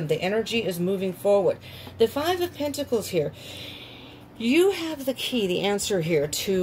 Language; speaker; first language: English; native; English